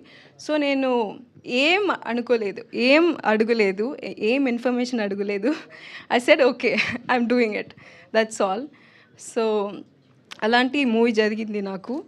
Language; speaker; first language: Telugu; non-native, learner; Tamil